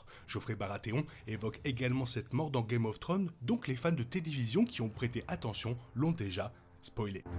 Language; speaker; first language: French; native; French